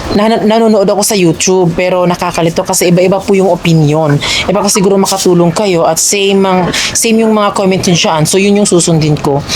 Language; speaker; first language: Filipino; non-native, local second language; Cebuano